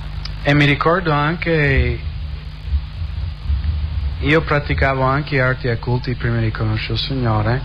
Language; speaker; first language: Italian; non-native, fluent; English